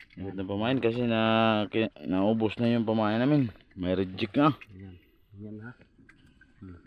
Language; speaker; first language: Filipino; native; Filipino